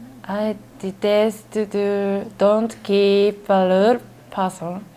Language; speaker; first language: English; non-native, learner; Japanese